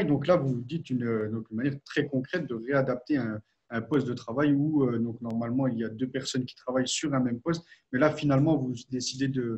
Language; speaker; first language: French; native; French